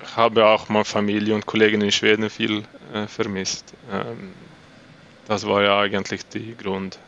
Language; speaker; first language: German; non-native, learner; Swedish